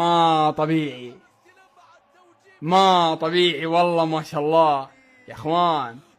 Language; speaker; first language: Arabic; native; Arabic